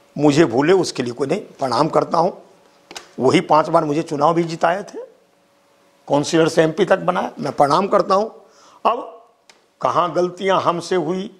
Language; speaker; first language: Hindi; native; Hindi